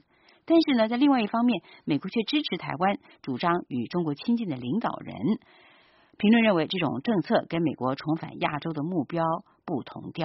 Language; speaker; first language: Chinese; native; Chinese